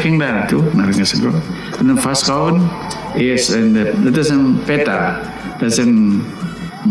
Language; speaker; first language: Dutch; non-native, local second language; Minangkabau